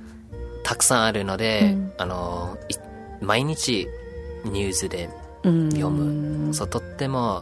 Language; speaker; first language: Japanese; non-native, learner; English